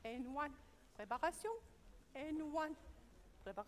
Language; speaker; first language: English; non-native, learner; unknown